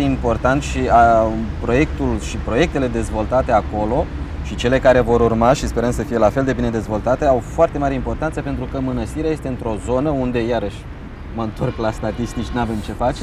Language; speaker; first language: Romanian; native; Romanian